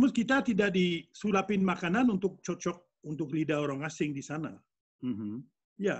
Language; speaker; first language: Indonesian; non-native, fluent; French